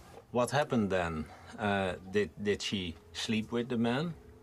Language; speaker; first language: English; non-native, fluent; Dutch